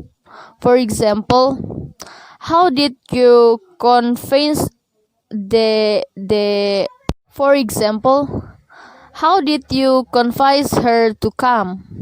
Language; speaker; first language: English; non-native, learner; Indonesian